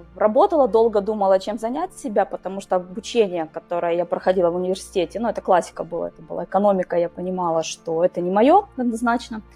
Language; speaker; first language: Russian; native; Russian